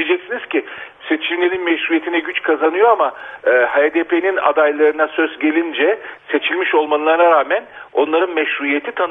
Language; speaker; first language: Turkish; native; Turkish